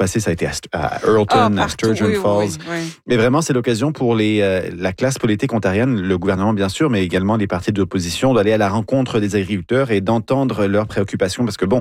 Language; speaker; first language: French; native; French